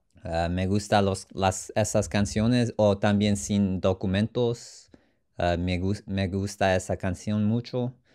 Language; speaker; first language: Spanish; non-native, learner; English